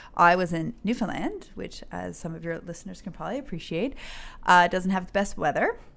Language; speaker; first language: English; native; English